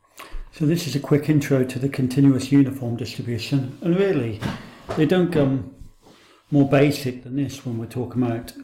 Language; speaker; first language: English; native; English